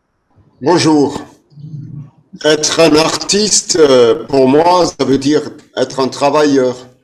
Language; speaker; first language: French; non-native, fluent; German